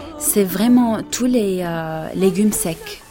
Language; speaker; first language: French; non-native, fluent; Arabic